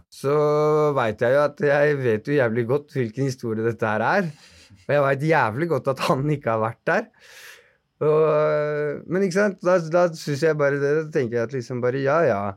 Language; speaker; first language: Norwegian; native; Norwegian